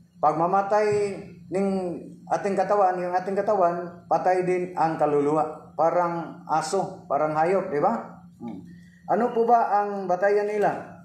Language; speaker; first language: Filipino; non-native, local second language; Cebuano